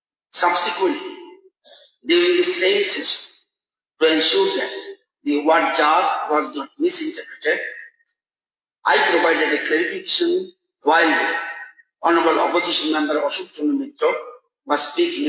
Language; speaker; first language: English; non-native, local second language; Bangla